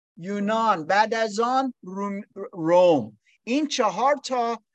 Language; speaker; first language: Persian; non-native, learner; English